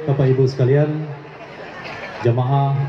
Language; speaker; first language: Indonesian; native; Indonesian